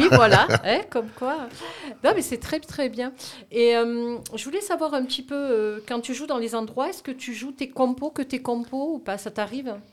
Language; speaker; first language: French; native; French